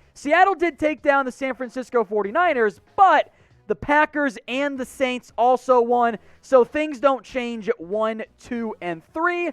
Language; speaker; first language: English; native; English